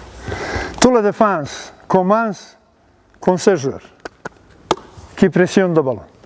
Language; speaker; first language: French; non-native, learner; Serbian